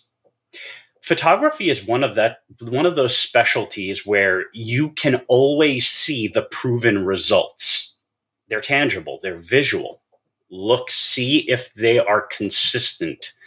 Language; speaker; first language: English; native; English